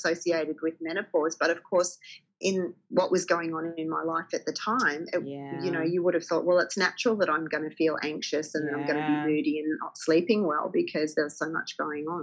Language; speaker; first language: English; native; English